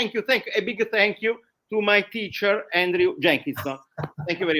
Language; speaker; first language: English; non-native, learner; Italian